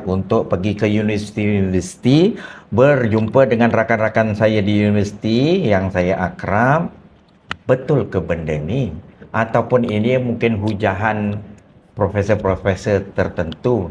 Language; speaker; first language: Malay; native; Malay